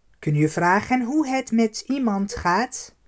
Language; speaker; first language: Dutch; non-native, fluent; Arabic